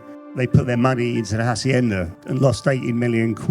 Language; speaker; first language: English; native; English